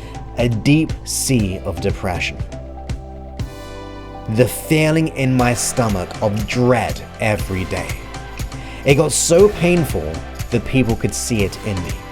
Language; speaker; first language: English; native; English